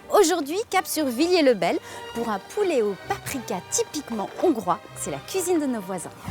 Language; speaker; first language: French; native; French